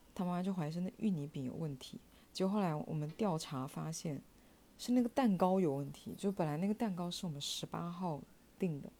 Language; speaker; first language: Chinese; native; Chinese